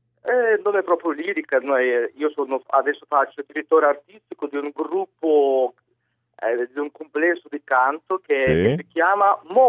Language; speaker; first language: Italian; non-native, fluent; Belarusian